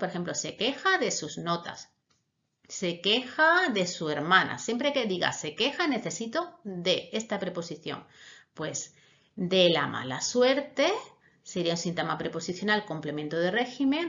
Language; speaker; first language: Spanish; native; Spanish